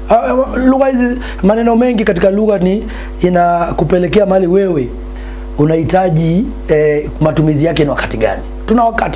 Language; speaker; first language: Swahili; native; Swahili